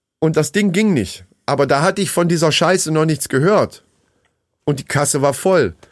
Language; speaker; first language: German; native; German